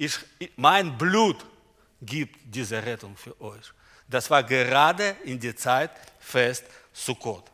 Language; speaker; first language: German; non-native, learner; Russian